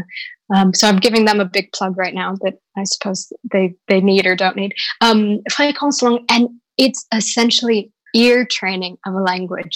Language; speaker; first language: English; native; English